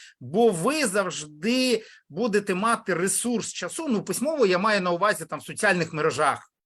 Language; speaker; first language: Ukrainian; non-native, local second language; Russian